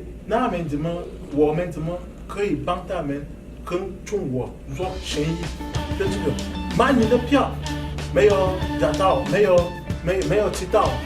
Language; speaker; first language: Chinese; non-native, learner; French